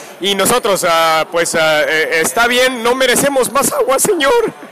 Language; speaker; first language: Spanish; native; Spanish